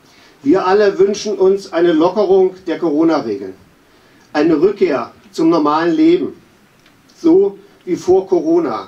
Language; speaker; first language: German; native; German